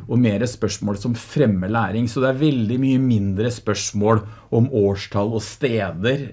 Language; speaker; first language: Norwegian; native; Norwegian